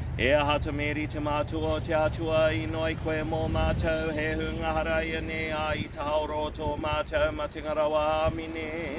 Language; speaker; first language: Māori; non-native, local second language; English